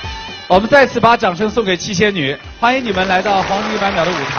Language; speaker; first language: Chinese; native; Chinese